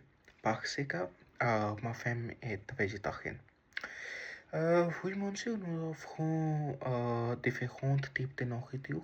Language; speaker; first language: French; non-native, learner; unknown